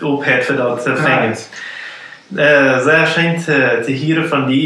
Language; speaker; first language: German; non-native, learner; Plautdietsch